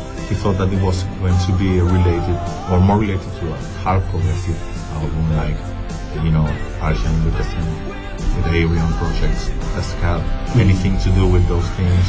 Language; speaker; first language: English; non-native, fluent; Spanish